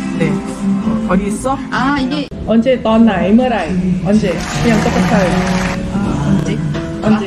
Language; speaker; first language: Korean; non-native, learner; Thai